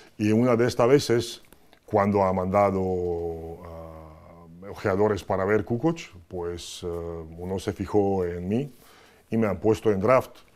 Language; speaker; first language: Spanish; non-native, fluent; Croatian